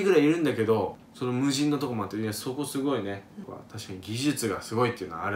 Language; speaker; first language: Japanese; native; Japanese